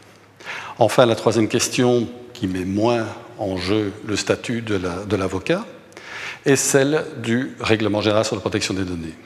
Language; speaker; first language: French; native; French